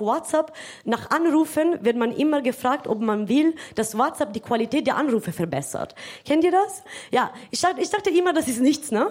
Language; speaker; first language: German; non-native, fluent; Italian